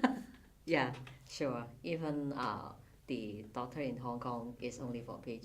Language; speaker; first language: English; non-native, fluent; Cantonese